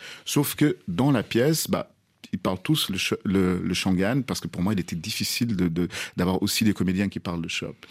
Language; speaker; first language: French; non-native, fluent; Portuguese